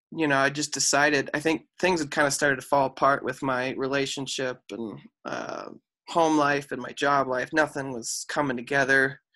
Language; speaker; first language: English; native; English